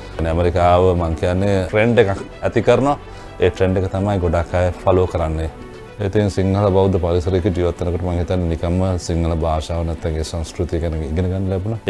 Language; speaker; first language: Sinhala; non-native, local second language; Tamil